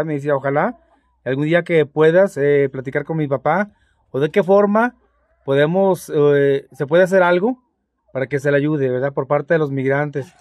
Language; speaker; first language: Spanish; native; Spanish